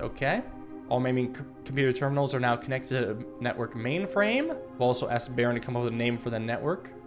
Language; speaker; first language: English; native; English